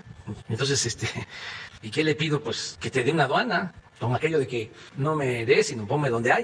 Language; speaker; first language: Spanish; native; Spanish